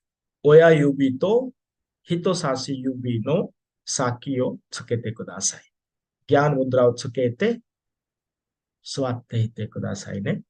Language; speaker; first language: Japanese; non-native, fluent; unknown